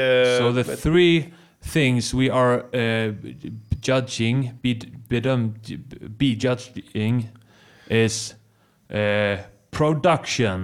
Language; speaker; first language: English; non-native, fluent; Swedish